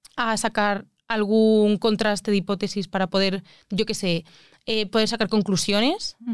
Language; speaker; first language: Spanish; native; Spanish